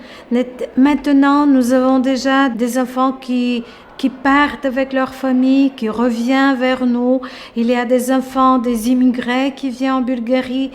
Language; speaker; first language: French; non-native, local second language; Bulgarian